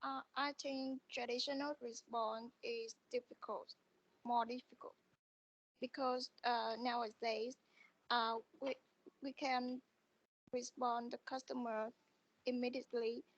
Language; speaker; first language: English; non-native, learner; Vietnamese